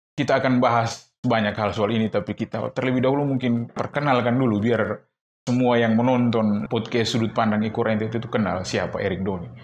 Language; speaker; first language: Indonesian; non-native, local second language; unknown